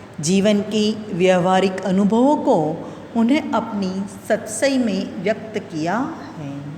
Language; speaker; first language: Hindi; non-native, local second language; Gujarati